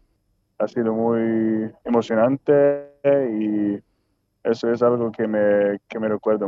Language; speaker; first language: Spanish; non-native, fluent; Swedish